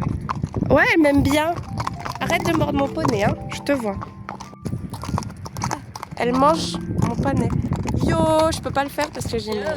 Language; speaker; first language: French; native; French